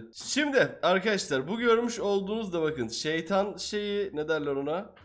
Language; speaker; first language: Turkish; native; Turkish